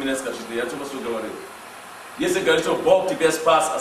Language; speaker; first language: Russian; non-native, learner; English